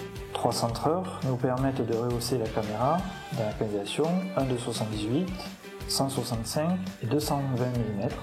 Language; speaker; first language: French; native; French